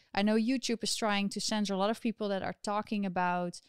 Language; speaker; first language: English; non-native, fluent; Dutch